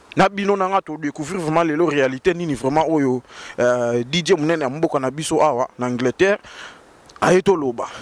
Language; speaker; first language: French; non-native, local second language; Lingala